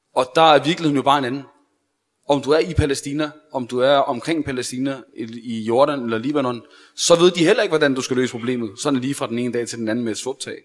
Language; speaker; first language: Danish; early bilingual, other home language; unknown